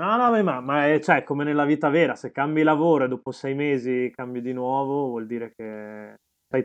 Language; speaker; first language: Italian; native; Italian